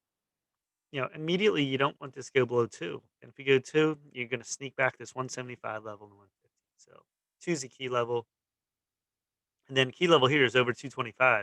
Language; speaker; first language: English; native; English